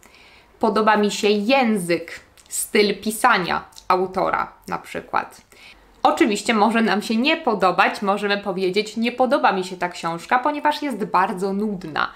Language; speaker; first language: Polish; native; Polish